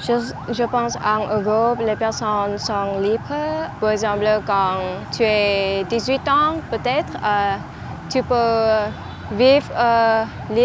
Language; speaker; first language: French; non-native, learner; Vietnamese